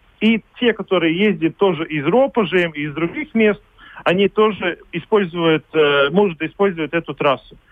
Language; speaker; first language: Russian; non-native, local second language; Latvian